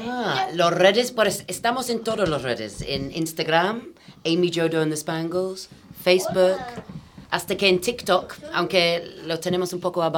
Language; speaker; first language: Spanish; non-native, fluent; English